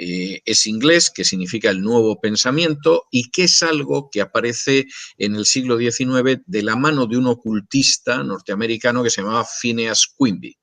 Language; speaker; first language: Spanish; native; Spanish